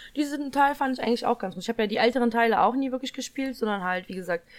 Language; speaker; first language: German; early bilingual, other home language; Polish